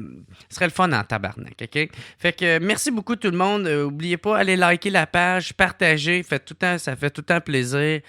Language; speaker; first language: French; native; French